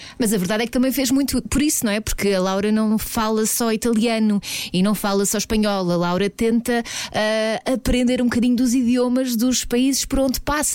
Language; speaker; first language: Portuguese; native; Portuguese